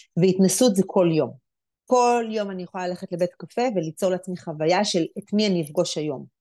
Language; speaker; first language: Hebrew; native; Hebrew